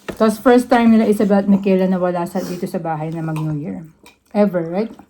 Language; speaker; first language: Filipino; native; Filipino